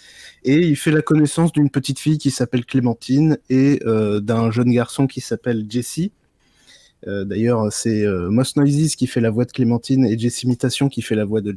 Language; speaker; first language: French; native; French